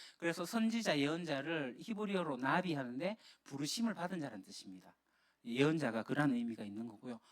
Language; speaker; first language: Korean; native; Korean